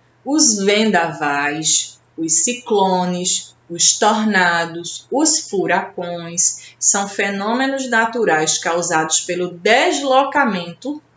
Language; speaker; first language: Portuguese; native; Portuguese